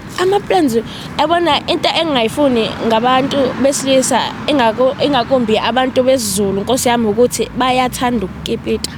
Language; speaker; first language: Zulu; non-native, local second language; Xhosa